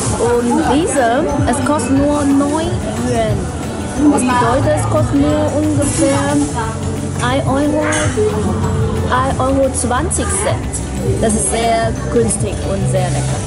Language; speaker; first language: German; non-native, learner; Chinese